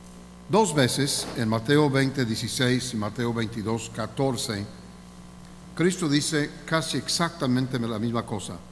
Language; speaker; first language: Spanish; non-native, fluent; English